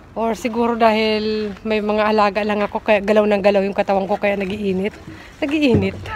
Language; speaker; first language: Filipino; native; Filipino